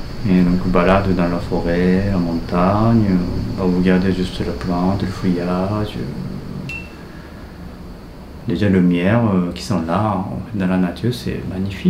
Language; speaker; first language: French; non-native, fluent; Japanese